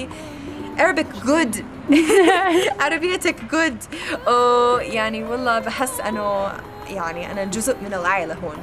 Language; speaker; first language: Arabic; non-native, learner; English